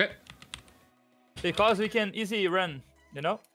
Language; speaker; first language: English; non-native, learner; Portuguese